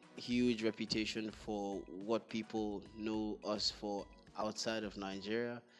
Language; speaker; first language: English; non-native, local second language; Igbo